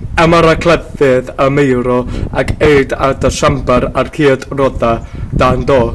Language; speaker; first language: Welsh; native; Welsh